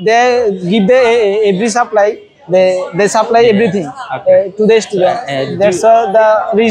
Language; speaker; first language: English; non-native, learner; Bangla